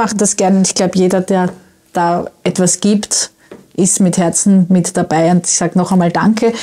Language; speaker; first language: German; native; German